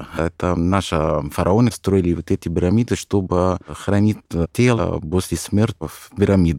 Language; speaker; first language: Russian; non-native, fluent; Arabic